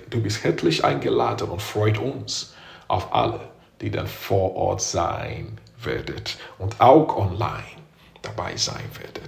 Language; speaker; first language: German; non-native, fluent; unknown